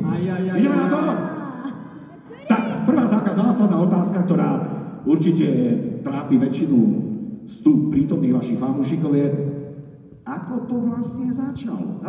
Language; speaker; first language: Slovak; native; Slovak